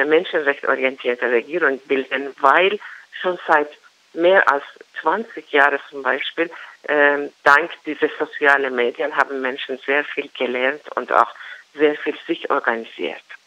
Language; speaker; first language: German; non-native, learner; Persian